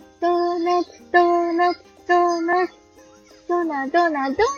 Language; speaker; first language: Japanese; native; Japanese